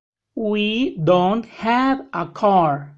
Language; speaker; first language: English; non-native, fluent; Spanish